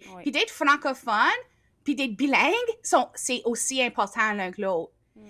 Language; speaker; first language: French; native; French